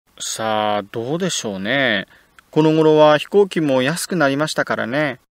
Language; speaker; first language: Japanese; native; Japanese